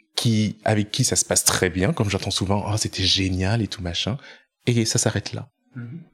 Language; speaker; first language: French; native; French